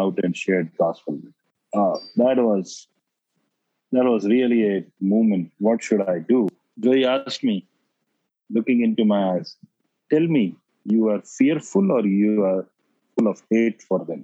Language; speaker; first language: English; non-native, local second language; Hindi